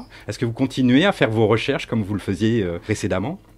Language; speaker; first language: French; native; French